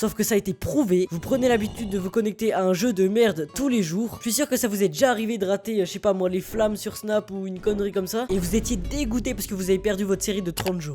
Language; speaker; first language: French; native; French